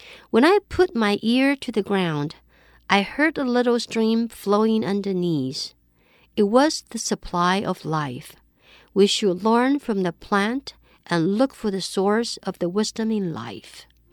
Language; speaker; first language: English; non-native, fluent; Chinese